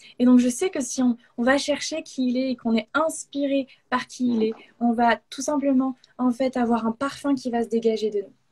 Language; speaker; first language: French; native; French